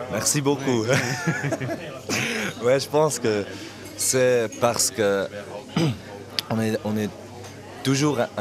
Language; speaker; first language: French; non-native, local second language; German